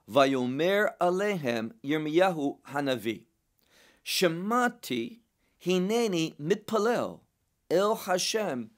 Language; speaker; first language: Hebrew; non-native, fluent; English